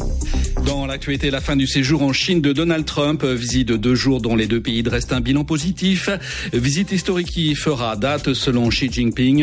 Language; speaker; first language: French; native; French